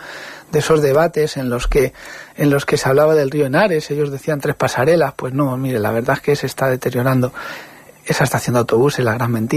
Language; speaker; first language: Spanish; native; Spanish